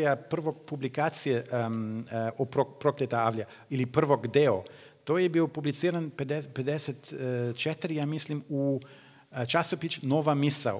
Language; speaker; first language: Bosnian; non-native, learner; German